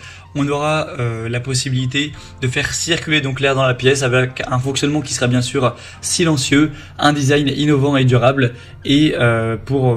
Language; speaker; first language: French; native; French